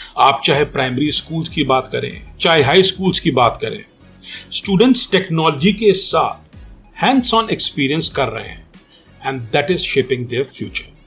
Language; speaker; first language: Hindi; native; Hindi